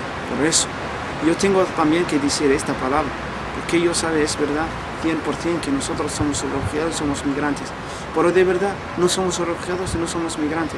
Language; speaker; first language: Spanish; non-native, learner; Arabic